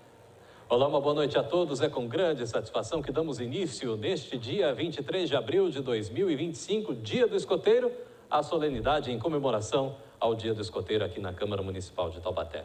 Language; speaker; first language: Portuguese; native; Portuguese